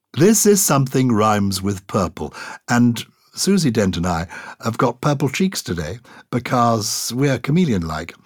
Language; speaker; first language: English; native; English